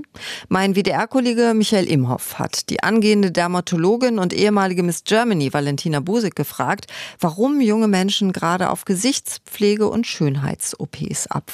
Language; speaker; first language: German; native; German